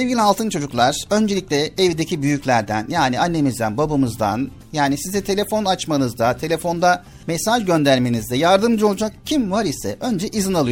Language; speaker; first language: Turkish; native; Turkish